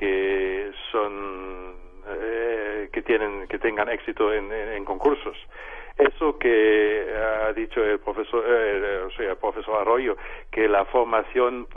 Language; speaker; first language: Spanish; non-native, fluent; German